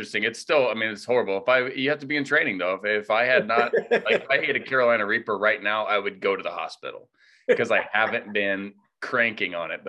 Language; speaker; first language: English; native; English